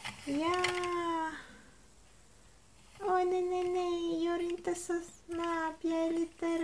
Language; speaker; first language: Swedish; non-native, learner; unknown